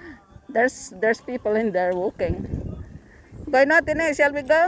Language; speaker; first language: English; non-native, local second language; Filipino